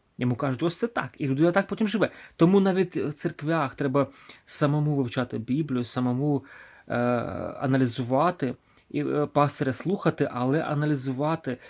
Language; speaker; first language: Ukrainian; non-native, local second language; Russian